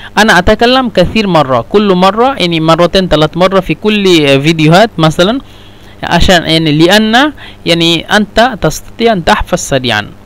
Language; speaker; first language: Egyptian Arabic; non-native, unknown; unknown